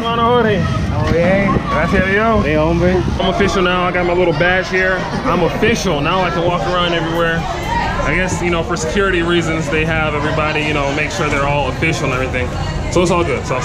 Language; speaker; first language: English; native; English